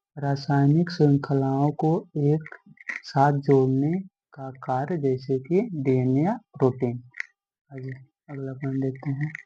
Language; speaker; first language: Hindi; native; Hindi